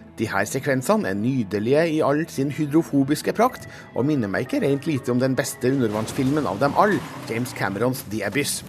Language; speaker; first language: Norwegian; native; Norwegian